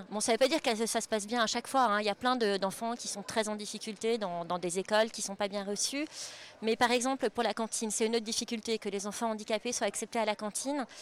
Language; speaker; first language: French; native; French